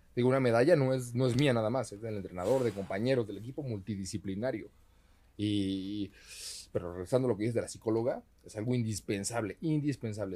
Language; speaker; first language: Spanish; native; Spanish